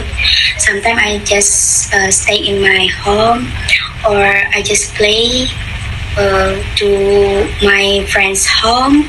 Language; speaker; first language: English; non-native, fluent; Indonesian